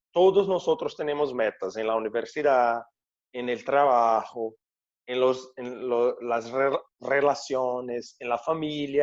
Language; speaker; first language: Spanish; non-native, fluent; Portuguese